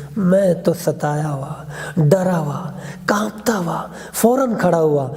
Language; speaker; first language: Urdu; native; Urdu